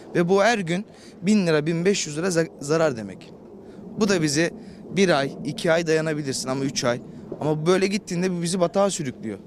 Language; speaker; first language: Turkish; native; Turkish